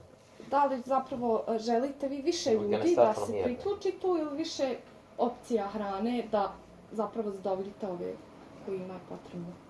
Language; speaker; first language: Bosnian; native; Bosnian